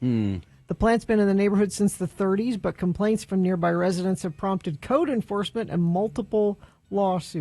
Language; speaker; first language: English; native; English